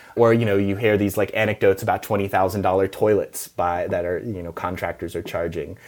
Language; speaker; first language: English; native; English